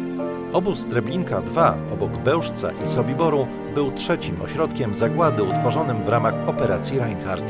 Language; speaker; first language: Polish; native; Polish